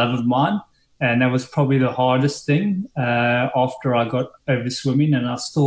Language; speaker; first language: English; native; English